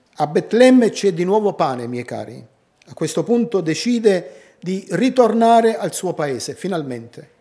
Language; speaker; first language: Italian; native; Italian